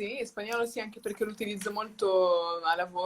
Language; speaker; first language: Italian; early bilingual, other home language; Arabic